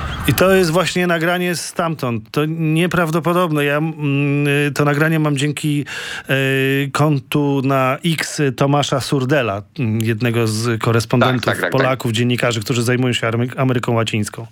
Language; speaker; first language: Polish; native; Polish